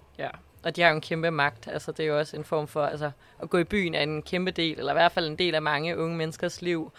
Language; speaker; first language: Danish; native; Danish